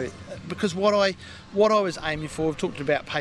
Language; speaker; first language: English; native; English